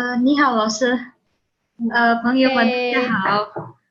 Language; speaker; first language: Chinese; non-native, learner; Indonesian